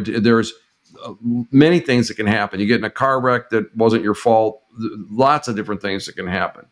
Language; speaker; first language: English; native; English